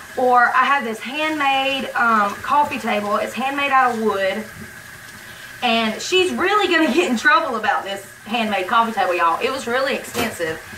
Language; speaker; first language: English; native; English